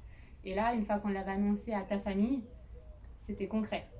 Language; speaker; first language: French; native; French